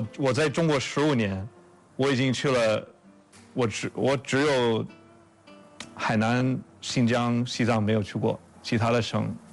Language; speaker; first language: Chinese; non-native, fluent; English